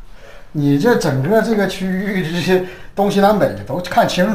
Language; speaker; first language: Chinese; native; Chinese